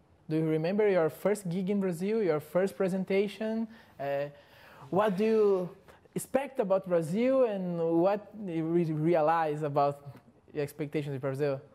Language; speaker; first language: English; non-native, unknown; Portuguese